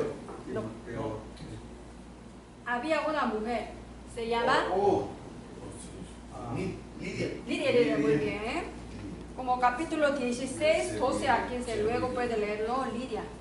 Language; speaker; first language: Spanish; non-native, learner; Korean